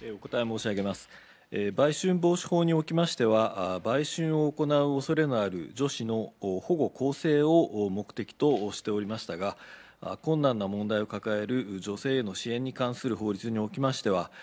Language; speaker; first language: Japanese; native; Japanese